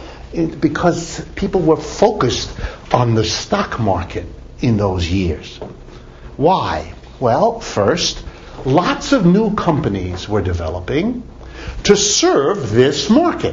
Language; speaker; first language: English; native; English